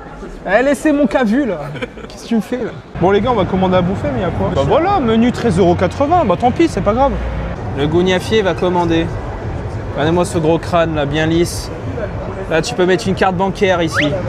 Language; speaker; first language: French; native; French